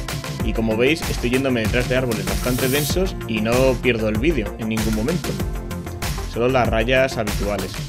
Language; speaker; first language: Spanish; native; Spanish